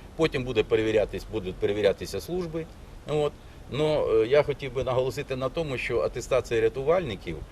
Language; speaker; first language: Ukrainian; non-native, local second language; Russian